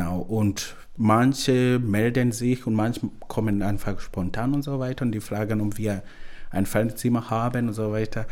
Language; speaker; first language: German; non-native, learner; Swahili